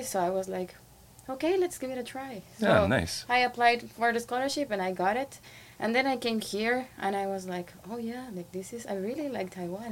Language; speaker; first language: English; non-native, fluent; Spanish